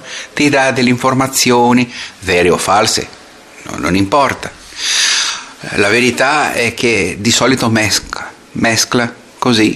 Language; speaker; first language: Italian; non-native, fluent; Portuguese